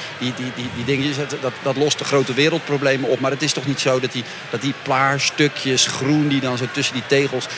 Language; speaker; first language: Dutch; native; Dutch